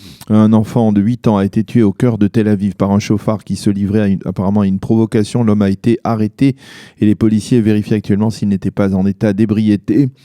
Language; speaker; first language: French; native; French